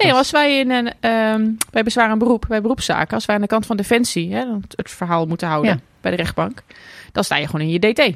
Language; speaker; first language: Dutch; native; Dutch